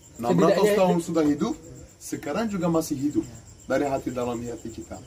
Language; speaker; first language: Indonesian; non-native, learner; Kurdish